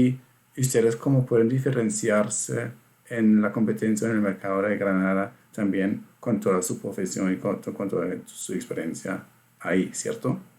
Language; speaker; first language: Spanish; non-native, fluent; German